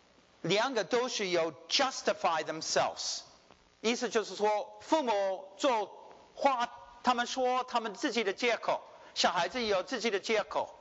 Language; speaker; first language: Chinese; early bilingual, heritage; Chinese